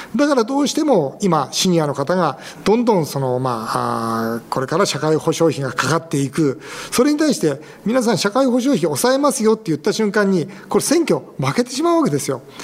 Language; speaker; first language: Japanese; native; Japanese